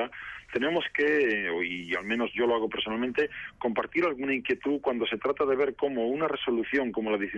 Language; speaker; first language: Spanish; native; Spanish